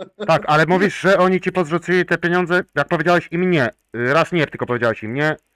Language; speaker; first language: Polish; native; Polish